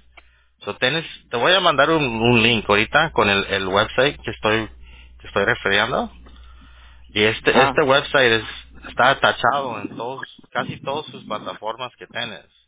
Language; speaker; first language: Spanish; early bilingual, heritage; Spanish